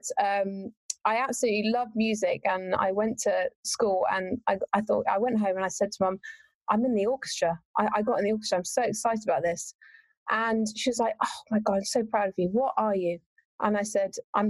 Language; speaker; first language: English; native; English